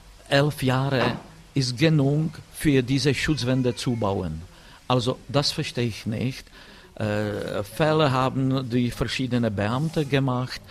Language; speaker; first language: German; non-native, fluent; Czech